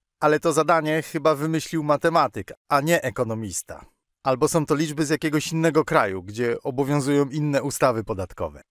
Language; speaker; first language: Polish; native; Polish